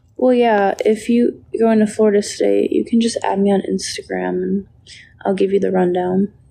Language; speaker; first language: English; native; English